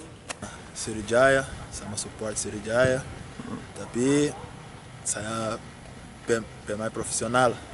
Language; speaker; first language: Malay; non-native, learner; Portuguese